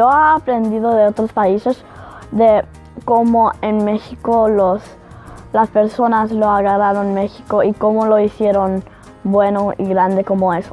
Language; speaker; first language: Spanish; early bilingual, heritage; Spanish